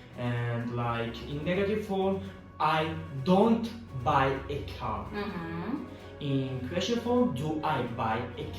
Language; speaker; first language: English; non-native, learner; Tajik